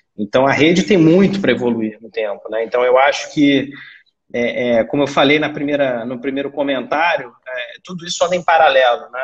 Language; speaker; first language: Portuguese; native; Portuguese